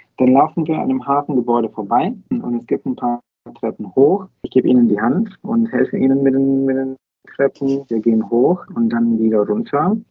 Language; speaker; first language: German; non-native, fluent; Bulgarian